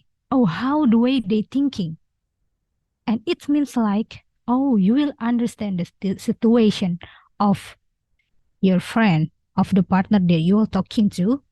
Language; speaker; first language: English; non-native, learner; Indonesian